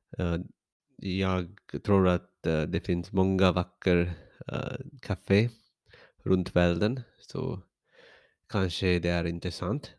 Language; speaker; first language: Swedish; non-native, learner; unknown